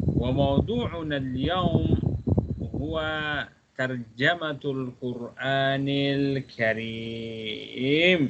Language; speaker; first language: Arabic; non-native, fluent; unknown